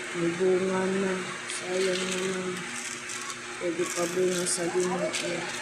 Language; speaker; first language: Filipino; non-native, local second language; Cebuano